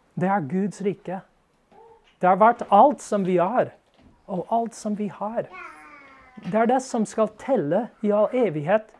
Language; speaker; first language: Norwegian; non-native, fluent; English